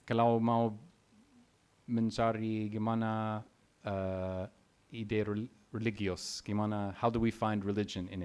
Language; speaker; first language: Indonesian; non-native, learner; English